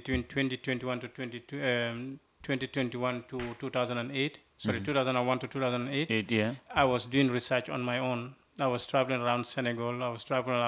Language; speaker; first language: English; non-native, local second language; Mandingo